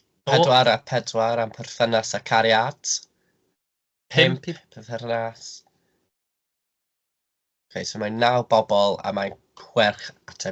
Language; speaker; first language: Welsh; non-native, local second language; English